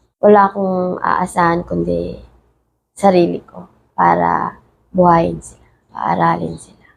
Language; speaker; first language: Filipino; native; Filipino